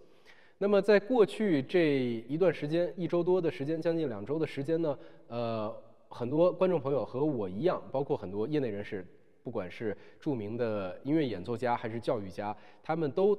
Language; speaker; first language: Chinese; native; Chinese